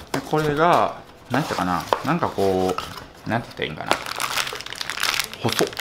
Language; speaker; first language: Japanese; native; Japanese